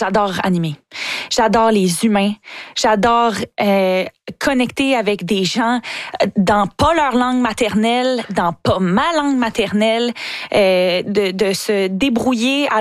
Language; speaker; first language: French; native; French